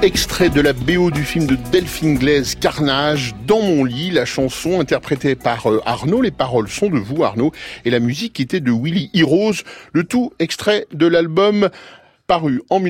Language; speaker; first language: French; native; French